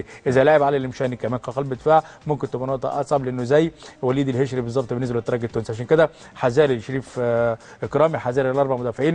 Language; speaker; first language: Arabic; native; Arabic